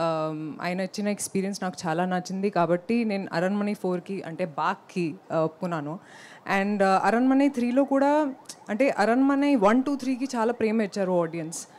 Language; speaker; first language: Telugu; non-native, local second language; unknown